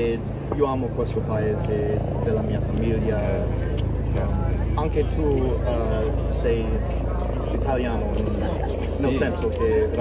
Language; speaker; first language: Italian; non-native, learner; English